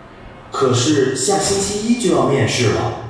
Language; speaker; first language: Chinese; non-native, learner; Vietnamese